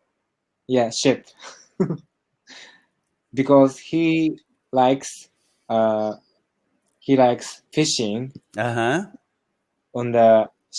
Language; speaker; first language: English; non-native, learner; Japanese